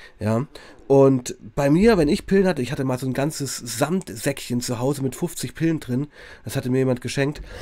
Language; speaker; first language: German; native; German